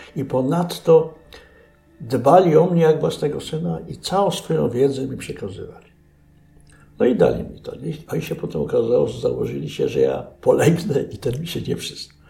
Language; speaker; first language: Polish; native; Polish